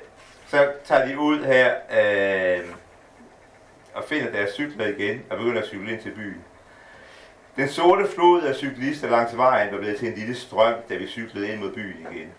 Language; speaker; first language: Danish; native; Danish